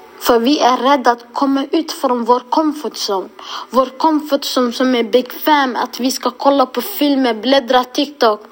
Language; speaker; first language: Swedish; non-native, local second language; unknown